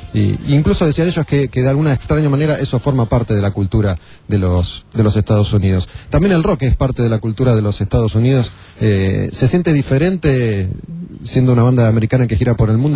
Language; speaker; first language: Spanish; native; Spanish